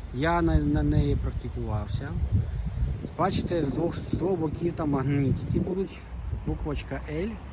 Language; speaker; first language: Ukrainian; native; Ukrainian